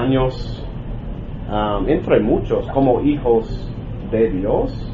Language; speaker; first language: Spanish; non-native, learner; English